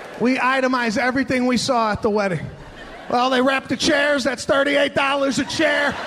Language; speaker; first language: English; native; English